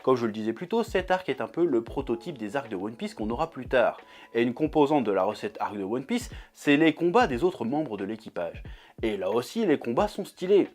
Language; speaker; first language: French; native; French